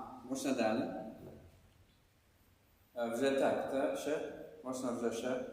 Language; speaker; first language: Ukrainian; non-native, learner; German